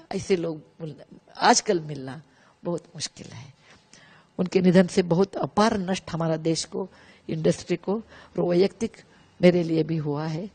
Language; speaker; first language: Hindi; non-native, local second language; Kannada